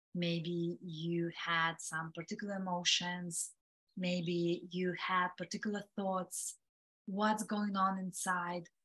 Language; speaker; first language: English; non-native, fluent; Lithuanian